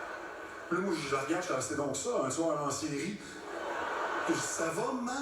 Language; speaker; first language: French; native; French